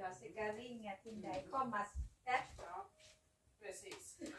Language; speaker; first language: Swedish; non-native, learner; Thai